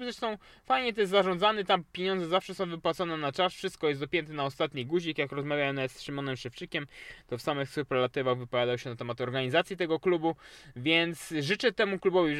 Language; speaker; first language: Polish; native; Polish